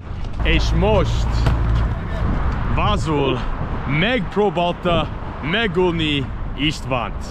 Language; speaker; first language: Hungarian; non-native, learner; English